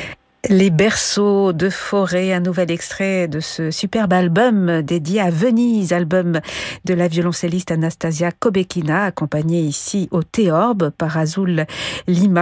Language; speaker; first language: French; native; French